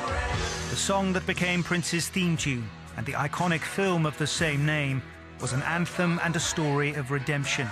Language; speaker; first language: English; native; English